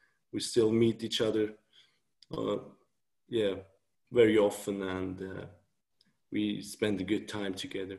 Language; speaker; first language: English; non-native, fluent; Swiss German